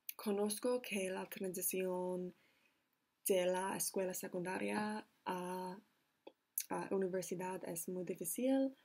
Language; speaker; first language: Spanish; non-native, learner; English